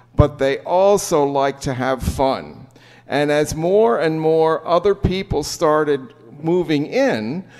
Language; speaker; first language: English; early bilingual, other home language; German